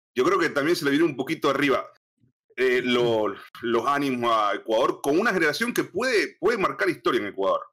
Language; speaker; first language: Spanish; native; Spanish